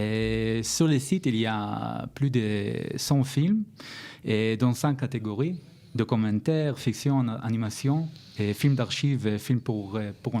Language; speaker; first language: French; non-native, learner; Hebrew